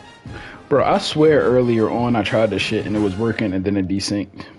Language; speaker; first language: English; native; English